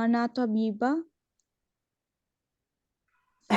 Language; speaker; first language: Arabic; non-native, learner; Urdu